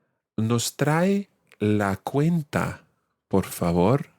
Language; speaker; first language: Spanish; non-native, fluent; English